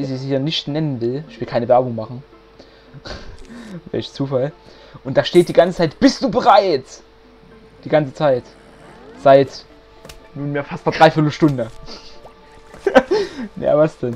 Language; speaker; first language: German; native; German